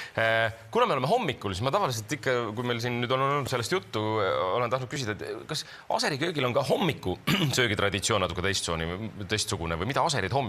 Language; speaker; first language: Estonian; native; Estonian